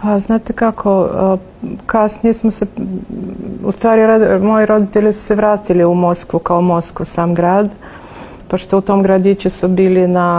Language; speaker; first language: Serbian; non-native, fluent; Russian